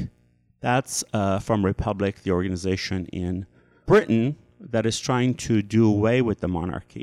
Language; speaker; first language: English; native; English